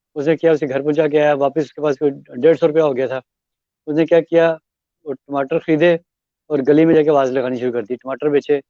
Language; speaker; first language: Urdu; non-native, local second language; Punjabi